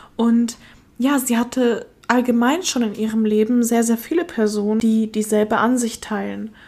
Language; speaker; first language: German; early bilingual, other home language; Russian